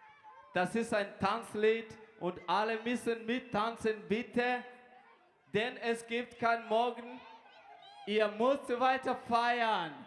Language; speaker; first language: German; non-native, fluent; Kinyarwanda